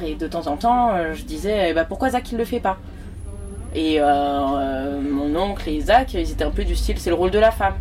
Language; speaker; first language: French; native; French